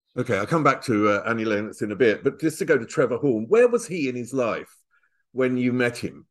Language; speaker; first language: English; native; English